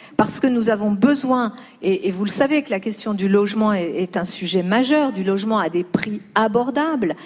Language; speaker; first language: French; early bilingual, other home language; Spanish